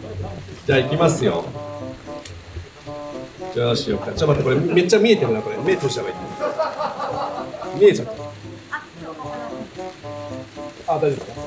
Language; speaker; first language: Japanese; native; Japanese